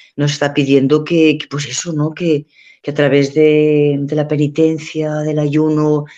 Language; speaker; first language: Spanish; native; Spanish